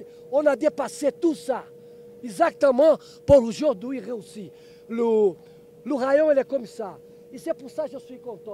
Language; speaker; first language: French; non-native, learner; Portuguese